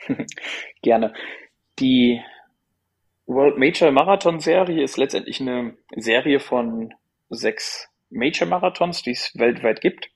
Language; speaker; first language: German; native; German